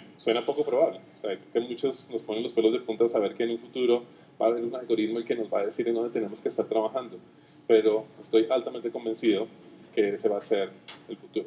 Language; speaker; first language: Spanish; native; Spanish